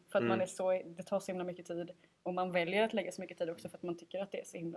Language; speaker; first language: Swedish; native; Swedish